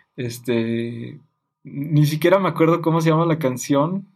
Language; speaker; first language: Spanish; native; Spanish